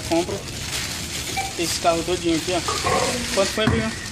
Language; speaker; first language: Portuguese; native; Portuguese